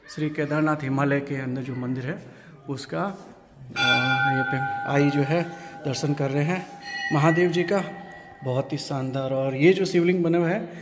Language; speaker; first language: Hindi; non-native, local second language; Gujarati